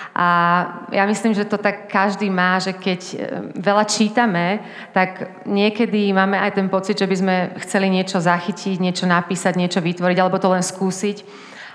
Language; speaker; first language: Slovak; early bilingual, heritage; Slovak